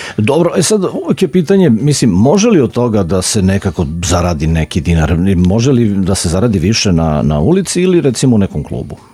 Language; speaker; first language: Serbian; native; Serbian